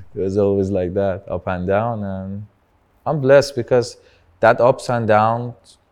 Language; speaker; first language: English; non-native, fluent; Persian